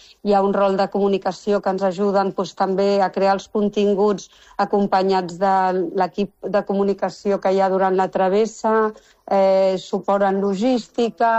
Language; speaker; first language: Catalan; non-native, local second language; Spanish